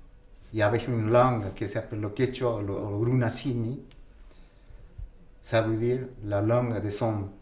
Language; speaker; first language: French; non-native, fluent; Quechua